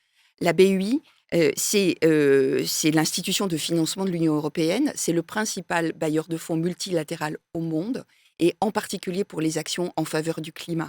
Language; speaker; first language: French; native; French